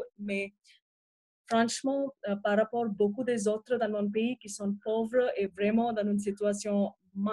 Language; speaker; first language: French; non-native, fluent; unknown